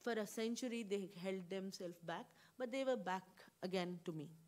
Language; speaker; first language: English; non-native, local second language; Kannada